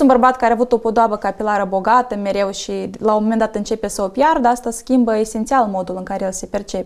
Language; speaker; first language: Romanian; native; Romanian